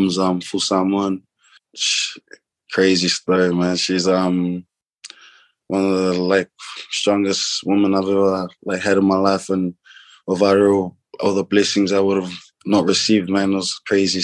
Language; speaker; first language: English; non-native, local second language; Samoan